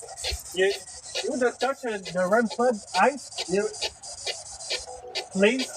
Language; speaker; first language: English; non-native, local second language; French